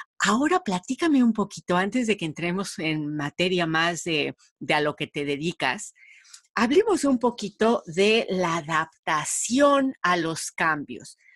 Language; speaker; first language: Spanish; native; Spanish